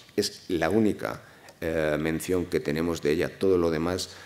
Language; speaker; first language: Spanish; native; Spanish